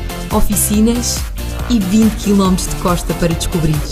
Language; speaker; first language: Portuguese; native; Portuguese